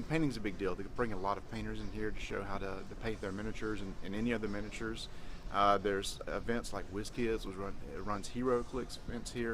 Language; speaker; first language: English; native; English